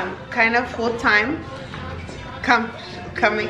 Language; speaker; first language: English; early bilingual, other home language; Spanish